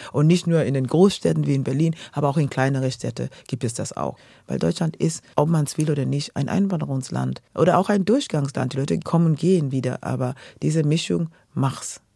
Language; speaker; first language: German; non-native, fluent; Luo (Kenya and Tanzania)